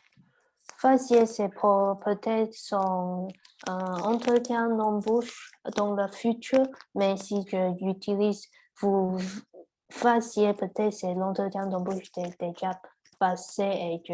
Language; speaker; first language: French; non-native, learner; Chinese